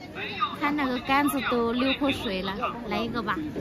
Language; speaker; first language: Chinese; non-native, fluent; Lao